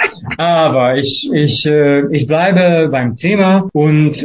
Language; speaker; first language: German; non-native, fluent; Hungarian